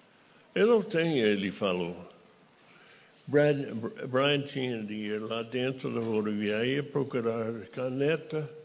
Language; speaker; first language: Portuguese; non-native, fluent; English